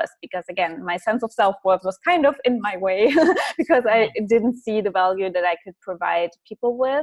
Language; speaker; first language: English; non-native, fluent; German